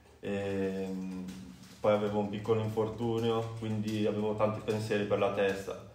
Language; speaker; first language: Italian; native; Italian